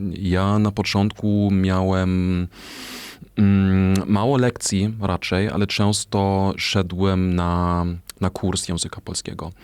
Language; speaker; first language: Polish; non-native, fluent; German